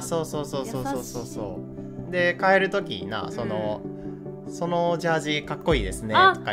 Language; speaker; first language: Japanese; native; Japanese